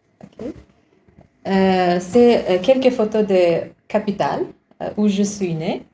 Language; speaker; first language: French; non-native, learner; Uzbek